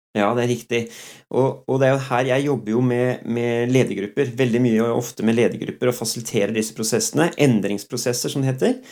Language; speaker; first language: Norwegian; early bilingual, other home language; Dutch